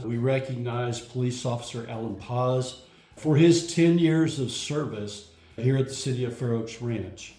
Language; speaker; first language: English; native; English